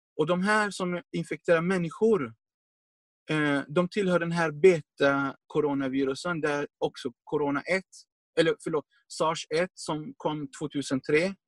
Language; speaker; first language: Swedish; non-native, fluent; Arabic